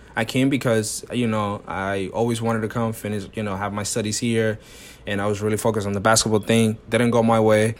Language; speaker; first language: English; non-native, fluent; Spanish